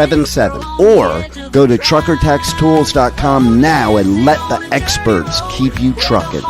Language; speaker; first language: English; native; English